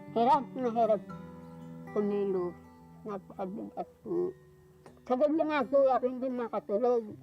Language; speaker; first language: Filipino; native; Filipino